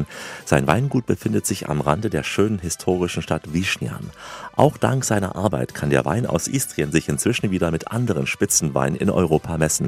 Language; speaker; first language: German; native; German